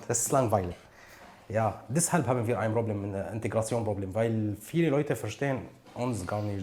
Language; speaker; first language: German; non-native, learner; Arabic